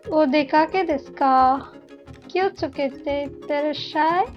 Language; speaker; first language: Japanese; non-native, learner; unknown